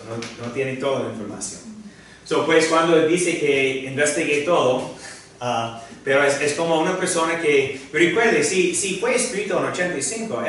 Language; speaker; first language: Spanish; non-native, fluent; English